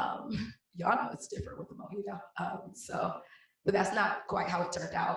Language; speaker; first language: English; native; English